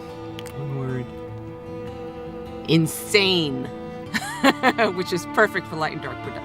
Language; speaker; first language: English; native; English